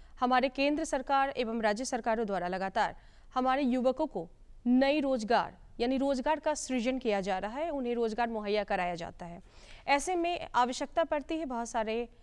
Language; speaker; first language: Hindi; native; Hindi